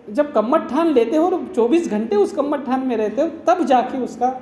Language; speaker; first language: Hindi; non-native, local second language; Marathi